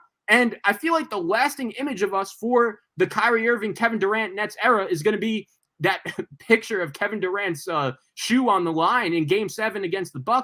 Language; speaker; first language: English; native; English